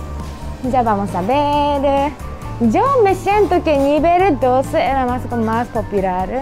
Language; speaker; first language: Spanish; non-native, learner; Japanese